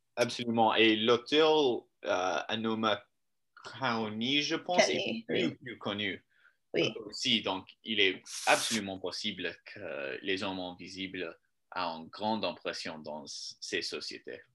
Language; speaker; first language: French; non-native, learner; English